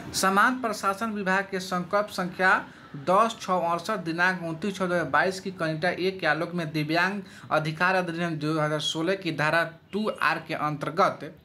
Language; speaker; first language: Hindi; native; Hindi